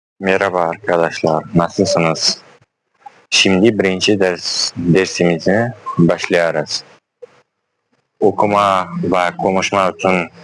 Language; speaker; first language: Turkish; non-native, fluent; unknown